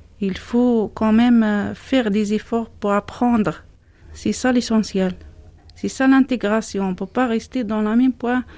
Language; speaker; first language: French; non-native, learner; Arabic